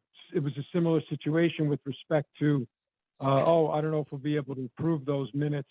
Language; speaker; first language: English; native; English